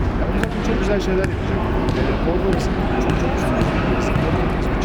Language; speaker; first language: Turkish; native; Turkish